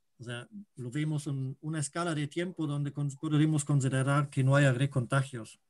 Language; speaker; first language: Spanish; non-native, fluent; German